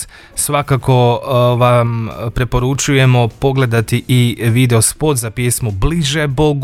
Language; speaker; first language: Croatian; native; Croatian